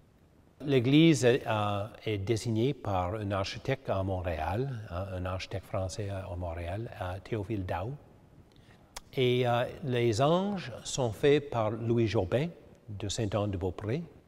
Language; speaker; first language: French; early bilingual, heritage; English